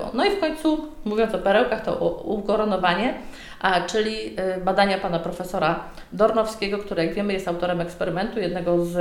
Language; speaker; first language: Polish; native; Polish